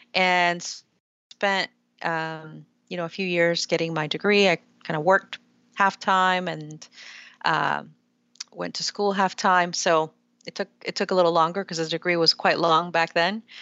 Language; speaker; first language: English; early bilingual, other home language; Spanish